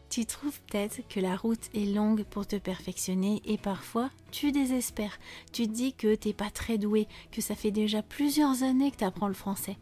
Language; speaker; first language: French; native; French